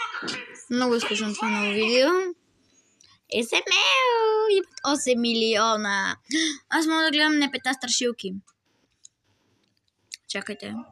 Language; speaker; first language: Bulgarian; early bilingual, other home language; Russian